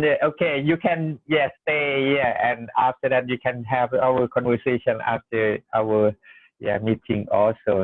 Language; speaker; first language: English; non-native, learner; Thai